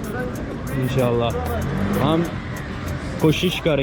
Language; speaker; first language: Hindi; non-native, learner; Turkish